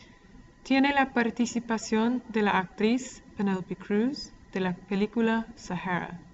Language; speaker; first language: Spanish; non-native, fluent; English